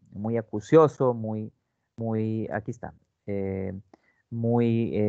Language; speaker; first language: Spanish; native; Spanish